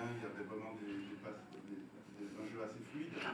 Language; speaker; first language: French; native; French